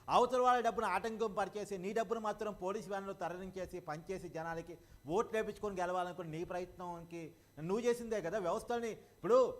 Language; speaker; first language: Telugu; native; Telugu